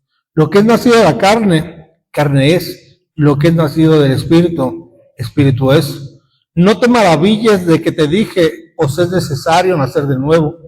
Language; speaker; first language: Spanish; native; Spanish